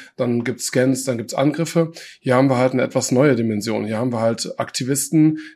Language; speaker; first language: German; early bilingual, other home language; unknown